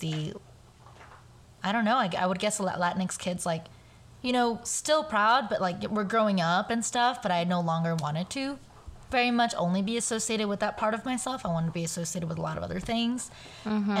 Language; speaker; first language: English; native; English